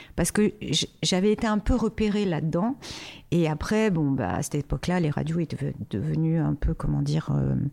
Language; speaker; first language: French; native; French